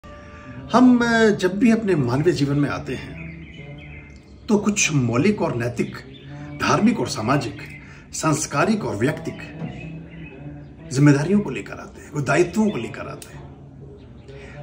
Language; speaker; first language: Hindi; native; Hindi